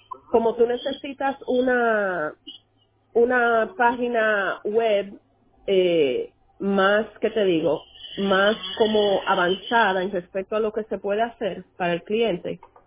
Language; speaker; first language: Spanish; early bilingual, heritage; Spanish